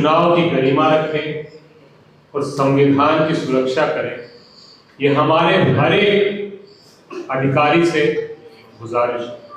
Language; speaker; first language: Hindi; native; Hindi